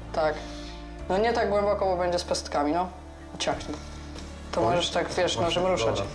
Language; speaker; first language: Polish; native; Polish